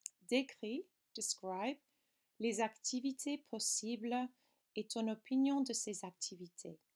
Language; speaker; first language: French; non-native, fluent; English